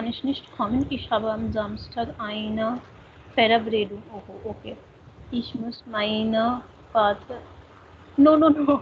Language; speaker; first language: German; non-native, fluent; Hindi